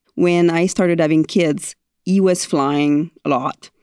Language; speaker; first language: English; non-native, fluent; French